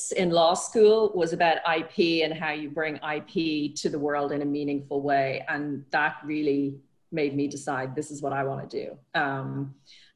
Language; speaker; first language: English; native; English